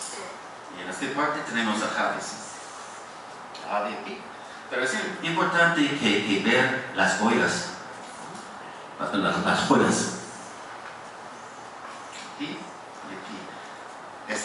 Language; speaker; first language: Spanish; non-native, fluent; English